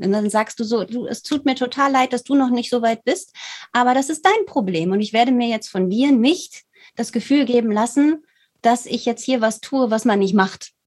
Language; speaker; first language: German; native; German